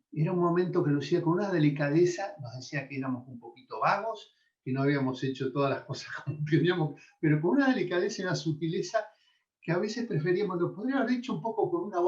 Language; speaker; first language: Spanish; native; Spanish